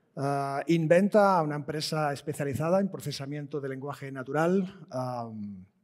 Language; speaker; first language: Spanish; native; Spanish